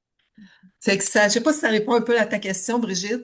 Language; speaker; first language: French; native; French